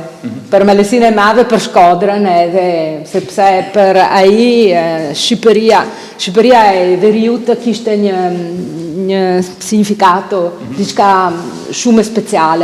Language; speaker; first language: Albanian; non-native, fluent; Italian